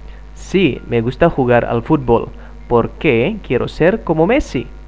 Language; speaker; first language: Spanish; non-native, fluent; Indonesian